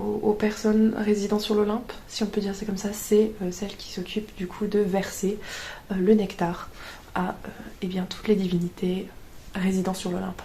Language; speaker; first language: French; native; French